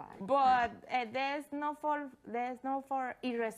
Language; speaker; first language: English; non-native, learner; Spanish